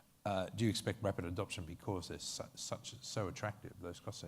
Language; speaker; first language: English; native; English